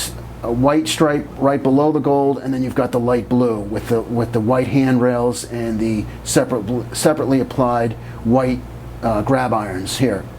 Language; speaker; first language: English; native; English